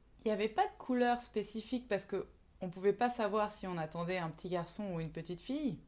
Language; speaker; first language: French; native; French